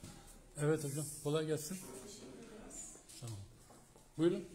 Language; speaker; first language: Turkish; native; Turkish